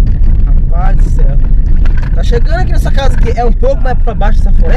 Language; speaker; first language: Portuguese; native; Portuguese